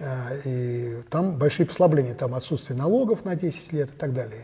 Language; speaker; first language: Russian; native; Russian